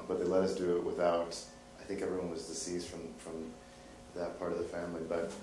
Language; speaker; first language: English; native; English